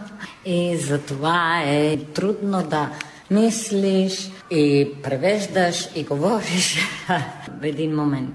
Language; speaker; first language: Bulgarian; non-native, fluent; Italian